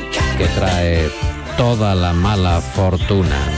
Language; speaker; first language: Spanish; native; Spanish